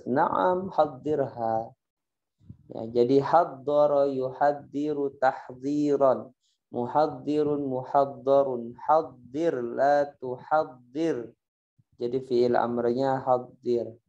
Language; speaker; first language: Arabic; non-native, fluent; Indonesian